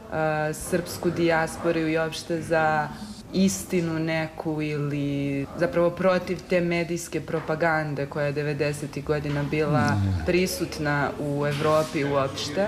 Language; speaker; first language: Serbian; native; Serbian